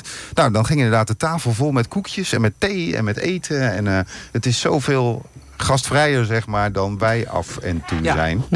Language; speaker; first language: Dutch; native; Dutch